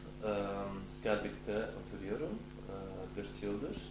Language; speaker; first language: Turkish; non-native, learner; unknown